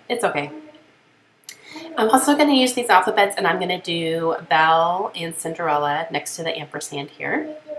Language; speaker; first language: English; native; English